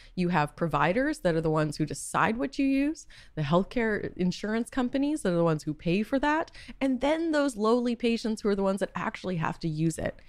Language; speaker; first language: English; native; English